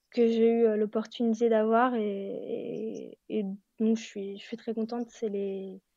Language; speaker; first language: French; native; French